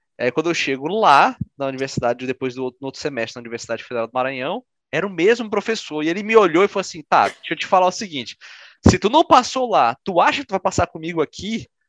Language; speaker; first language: Portuguese; native; Portuguese